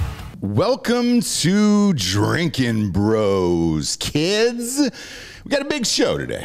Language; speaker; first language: English; native; English